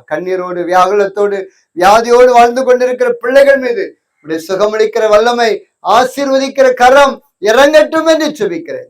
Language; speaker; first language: Tamil; native; Tamil